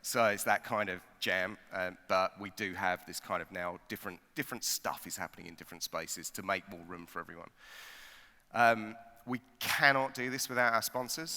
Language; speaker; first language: English; native; English